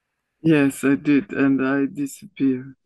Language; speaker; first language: English; non-native, learner; Serbian